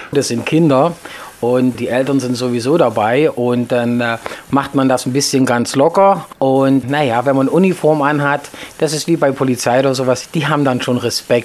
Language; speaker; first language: German; native; German